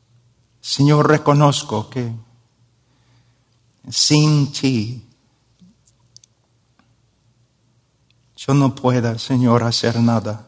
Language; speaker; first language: Spanish; non-native, fluent; English